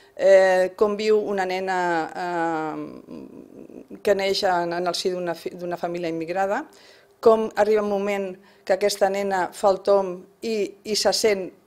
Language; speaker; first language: Catalan; non-native, local second language; Spanish